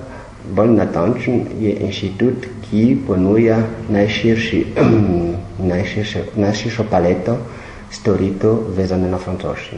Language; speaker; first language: Slovenian; non-native, fluent; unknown